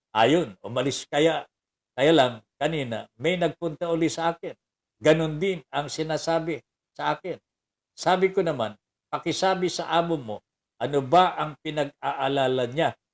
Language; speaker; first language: Filipino; native; Filipino